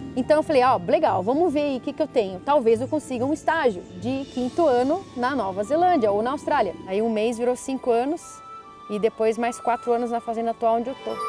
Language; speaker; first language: Portuguese; native; Portuguese